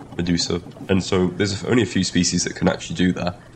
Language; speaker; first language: English; non-native, local second language; Welsh